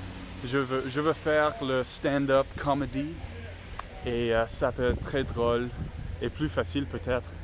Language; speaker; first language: French; non-native, learner; English